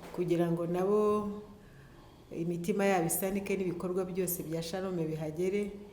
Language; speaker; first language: Kinyarwanda; native; Kinyarwanda